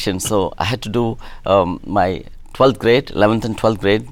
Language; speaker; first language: English; non-native, local second language; Telugu